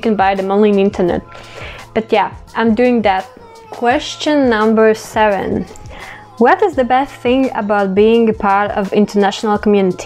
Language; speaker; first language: English; non-native, fluent; Latvian